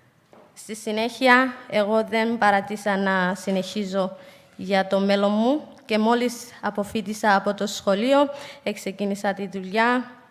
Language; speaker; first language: Greek; non-native, fluent; Somali